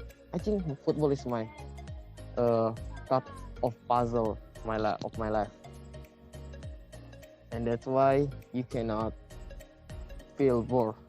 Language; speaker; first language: English; non-native, learner; Indonesian